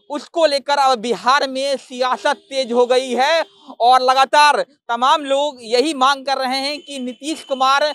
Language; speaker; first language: Hindi; native; Hindi